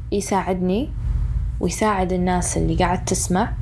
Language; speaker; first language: Arabic; early bilingual, other home language; English